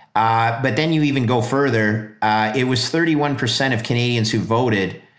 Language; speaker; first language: English; native; English